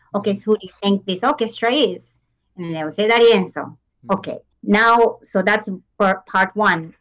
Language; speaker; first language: English; non-native, fluent; Japanese